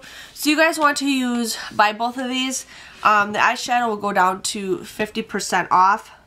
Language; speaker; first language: English; native; English